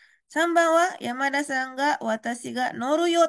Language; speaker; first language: Japanese; non-native, fluent; Indonesian